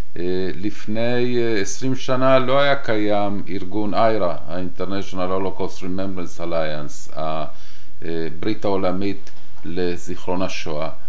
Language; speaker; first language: Hebrew; non-native, fluent; Spanish